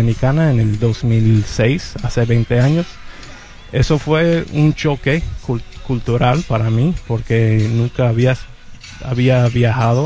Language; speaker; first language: Spanish; non-native, fluent; English